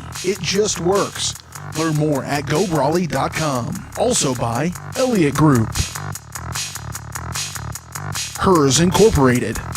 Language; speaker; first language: English; native; English